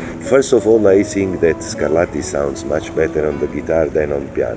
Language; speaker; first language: English; non-native, fluent; Italian